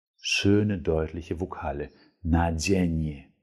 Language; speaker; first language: German; non-native, fluent; Polish